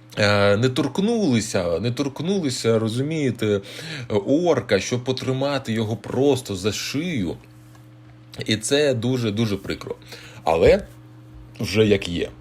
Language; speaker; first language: Ukrainian; native; Ukrainian